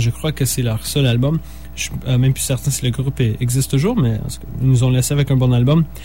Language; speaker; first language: French; native; French